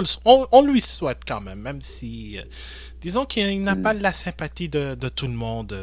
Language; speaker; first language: French; native; French